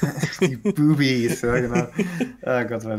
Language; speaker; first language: German; native; German